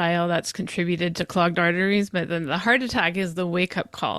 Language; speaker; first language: English; native; English